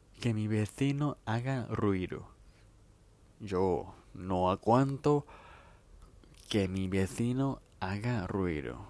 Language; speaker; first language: Spanish; non-native, fluent; Thai